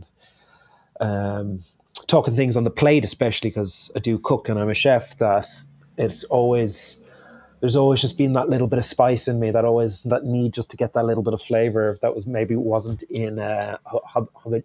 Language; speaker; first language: English; native; English